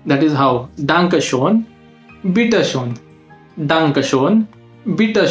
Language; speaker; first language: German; non-native, learner; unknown